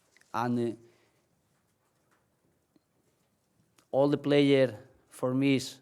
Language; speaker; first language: English; non-native, learner; Spanish